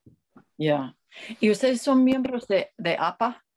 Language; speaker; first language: Spanish; non-native, fluent; English